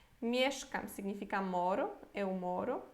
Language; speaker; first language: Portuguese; non-native, fluent; Polish